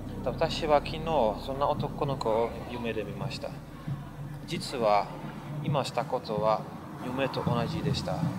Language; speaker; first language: Japanese; non-native, fluent; Dutch